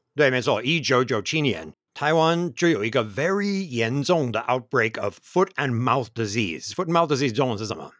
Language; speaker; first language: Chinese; non-native, fluent; English